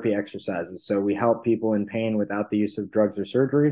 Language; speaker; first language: English; native; English